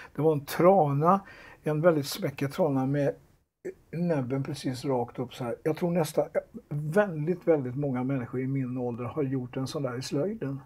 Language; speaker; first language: Swedish; native; Swedish